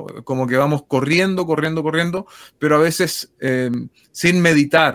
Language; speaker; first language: Spanish; native; Spanish